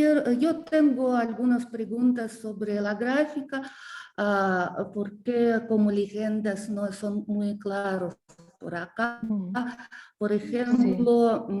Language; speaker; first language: Spanish; non-native, learner; Russian